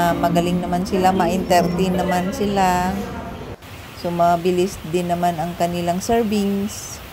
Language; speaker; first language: Filipino; non-native, local second language; Cebuano